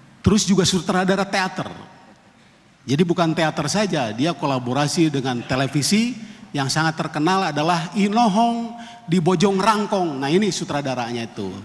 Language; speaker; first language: Indonesian; non-native, local second language; Sundanese